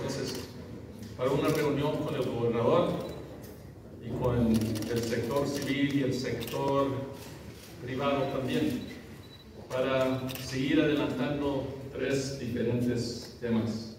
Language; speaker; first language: Spanish; early bilingual, heritage; English